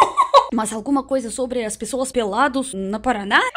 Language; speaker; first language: Portuguese; non-native, learner; Russian